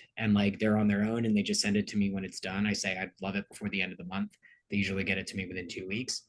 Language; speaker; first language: English; native; English